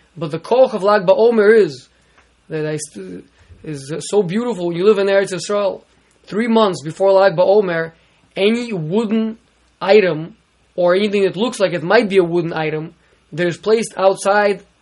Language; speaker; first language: English; native; English